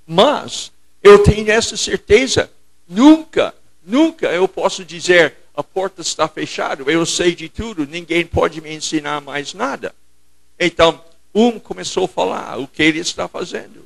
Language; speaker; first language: Portuguese; non-native, fluent; English